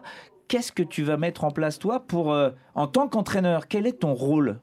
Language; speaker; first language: French; native; French